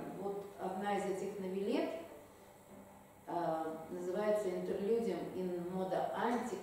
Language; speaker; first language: Russian; native; Russian